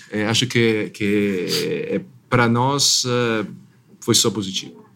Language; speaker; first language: Portuguese; non-native, fluent; Italian